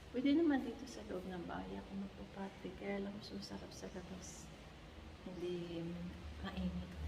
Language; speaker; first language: Filipino; native; Filipino